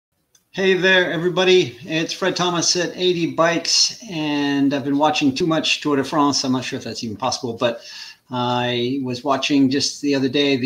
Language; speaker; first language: English; native; English